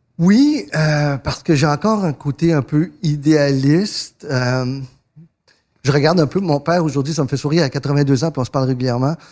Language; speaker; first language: French; early bilingual, other home language; Spanish